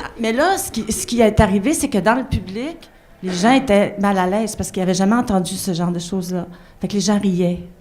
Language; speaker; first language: French; native; French